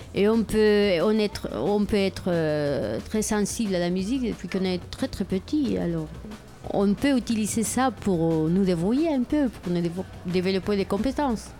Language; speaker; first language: French; non-native, fluent; Spanish